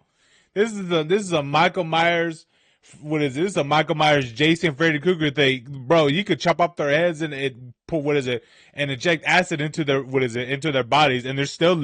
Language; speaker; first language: English; native; English